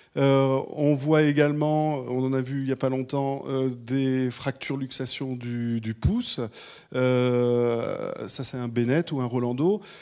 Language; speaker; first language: French; native; French